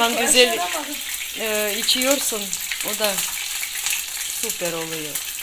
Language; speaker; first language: Turkish; non-native, learner; Russian